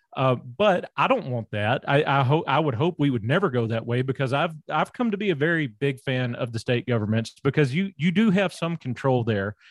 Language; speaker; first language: English; native; English